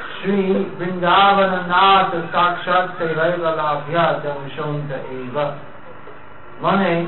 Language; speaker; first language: Bangla; non-native, fluent; English